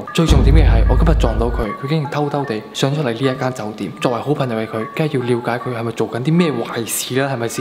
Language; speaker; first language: Chinese; native; Chinese